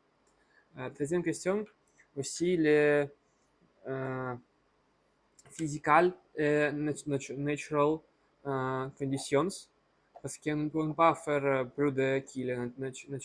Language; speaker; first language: French; non-native, learner; Russian